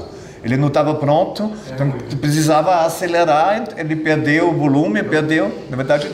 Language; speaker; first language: Portuguese; non-native, fluent; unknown